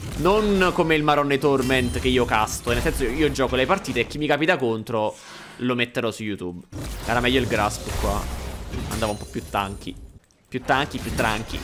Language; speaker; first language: Italian; native; Italian